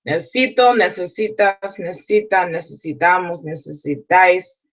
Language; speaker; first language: Spanish; non-native, learner; English